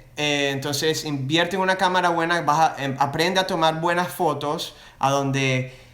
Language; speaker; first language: Spanish; early bilingual, other home language; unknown